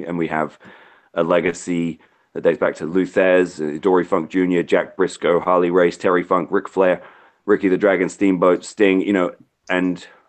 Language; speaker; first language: English; native; English